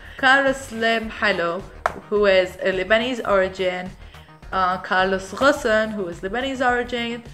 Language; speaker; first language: English; non-native, fluent; Arabic